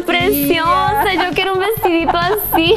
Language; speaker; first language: Spanish; native; Spanish